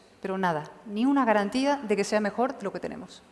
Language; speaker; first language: Spanish; native; Spanish